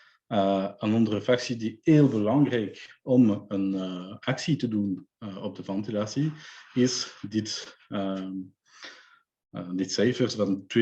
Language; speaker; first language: Dutch; non-native, local second language; French